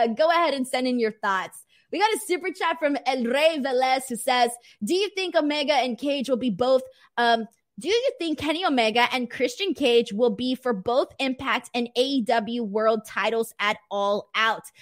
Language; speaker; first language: English; early bilingual, other home language; Spanish